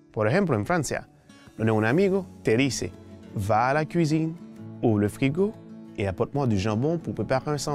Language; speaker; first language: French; non-native, fluent; Spanish